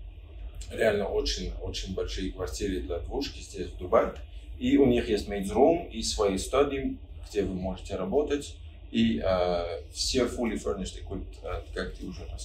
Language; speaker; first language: Russian; non-native, fluent; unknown